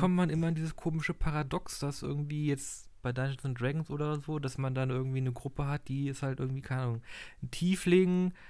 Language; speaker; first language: German; native; German